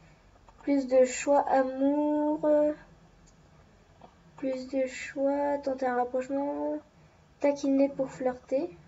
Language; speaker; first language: French; native; French